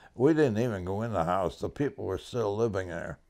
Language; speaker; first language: English; native; English